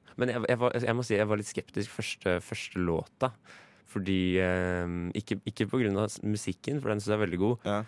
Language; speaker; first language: Norwegian; native; Norwegian